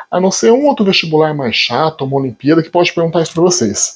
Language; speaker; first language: Portuguese; native; Portuguese